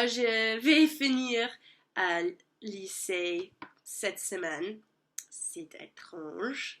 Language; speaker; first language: French; non-native, learner; English